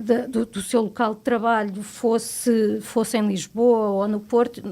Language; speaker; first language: Portuguese; native; Portuguese